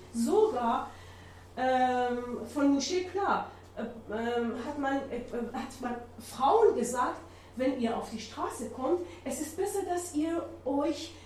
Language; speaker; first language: German; non-native, learner; Persian